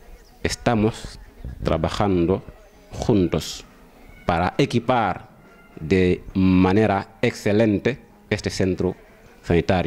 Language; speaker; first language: Spanish; non-native, fluent; Wolof